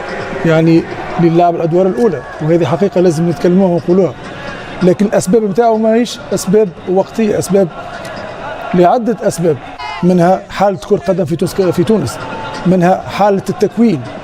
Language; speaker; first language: Arabic; native; Arabic